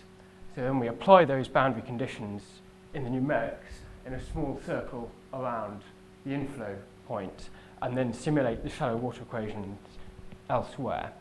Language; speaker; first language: English; native; English